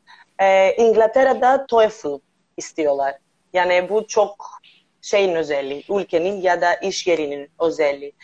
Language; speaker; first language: Turkish; non-native, learner; Greek